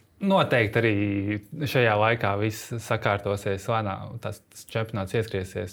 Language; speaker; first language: Latvian; native; Latvian